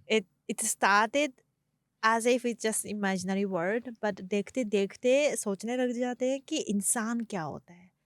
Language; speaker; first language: Hindi; non-native, fluent; Japanese